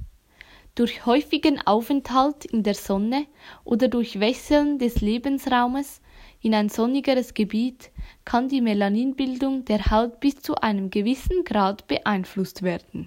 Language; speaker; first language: German; native; German